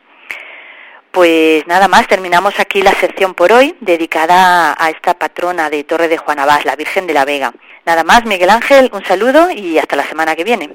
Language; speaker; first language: Spanish; native; Spanish